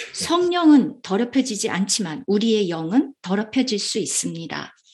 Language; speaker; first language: Korean; native; Korean